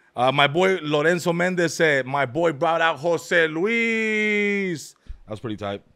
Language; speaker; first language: English; early bilingual, other home language; Spanish